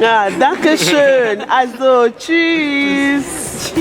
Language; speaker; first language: German; non-native, learner; Lingala